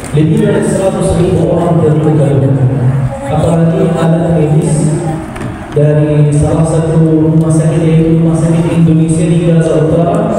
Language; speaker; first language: Indonesian; non-native, fluent; Arabic